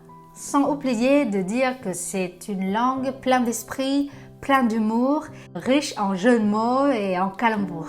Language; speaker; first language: French; non-native, fluent; Vietnamese